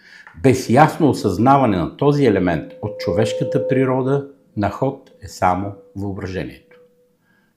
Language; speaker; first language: Bulgarian; native; Bulgarian